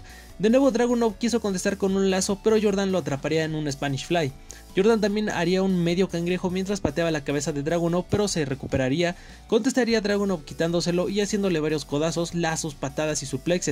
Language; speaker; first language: Spanish; native; Spanish